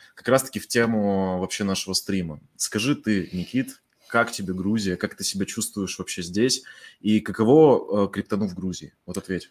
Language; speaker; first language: Russian; native; Russian